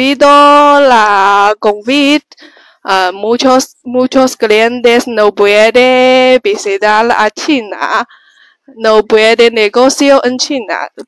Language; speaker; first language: Spanish; non-native, learner; Chinese